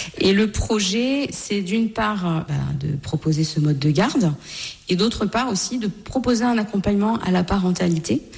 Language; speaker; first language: French; native; French